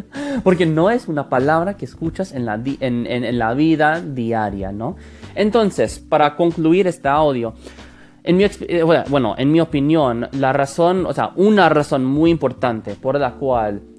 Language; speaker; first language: Spanish; non-native, fluent; English